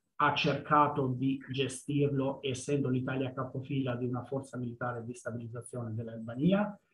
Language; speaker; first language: Italian; non-native, fluent; Albanian